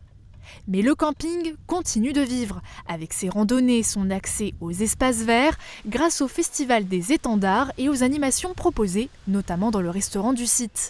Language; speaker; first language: French; native; French